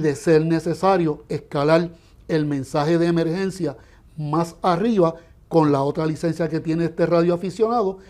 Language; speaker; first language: Spanish; native; Spanish